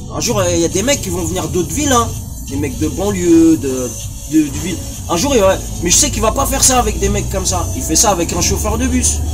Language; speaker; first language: French; early bilingual, other home language; Arabic